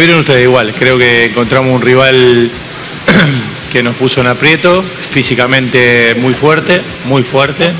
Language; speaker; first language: Spanish; native; Spanish